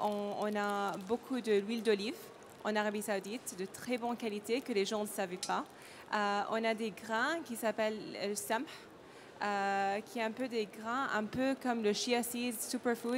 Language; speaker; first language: French; non-native, learner; Arabic